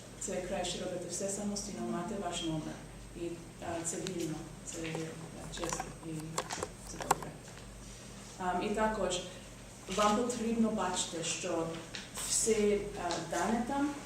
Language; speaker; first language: Ukrainian; non-native, learner; English